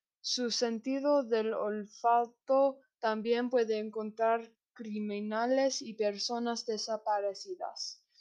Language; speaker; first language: Spanish; non-native, learner; English